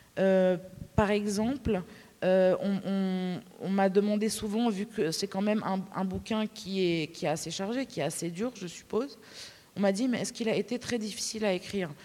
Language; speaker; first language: French; native; French